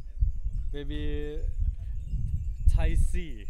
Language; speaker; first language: English; non-native, learner; Thai